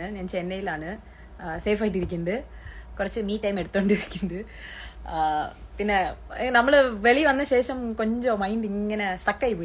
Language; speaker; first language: Malayalam; early bilingual, heritage; Malayalam